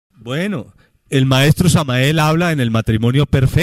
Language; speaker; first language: Spanish; native; Spanish